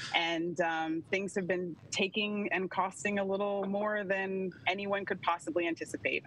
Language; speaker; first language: English; native; English